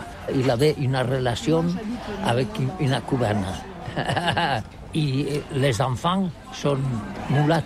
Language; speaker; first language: French; non-native, learner; Catalan